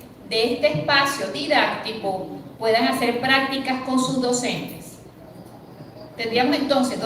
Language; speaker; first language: Spanish; native; Spanish